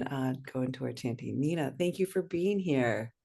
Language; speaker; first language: English; native; English